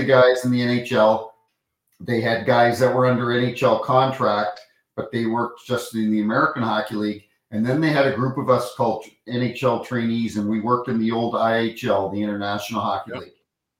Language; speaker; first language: English; native; English